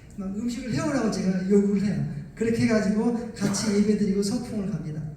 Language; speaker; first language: Korean; native; Korean